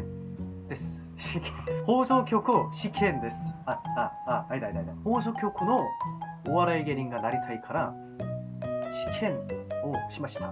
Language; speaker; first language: Japanese; non-native, learner; Korean